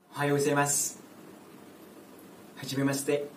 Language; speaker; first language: Japanese; non-native, learner; Javanese